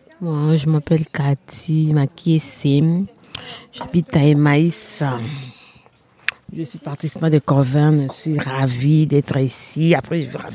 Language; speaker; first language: French; non-native, learner; Portuguese